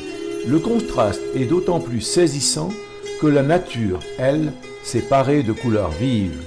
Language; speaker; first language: French; native; French